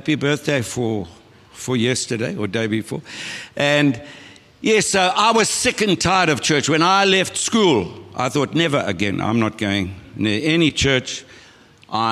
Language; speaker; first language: English; native; English